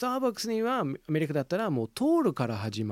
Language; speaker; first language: Japanese; non-native, fluent; English